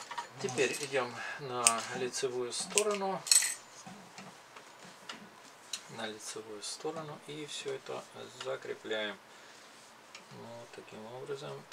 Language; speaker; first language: Russian; native; Russian